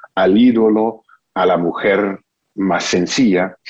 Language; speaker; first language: Spanish; non-native, fluent; English